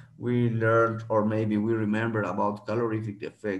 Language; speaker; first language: English; non-native, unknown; Spanish